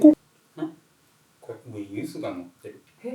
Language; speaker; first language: Japanese; native; Japanese